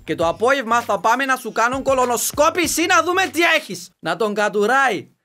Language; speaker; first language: Greek; native; Greek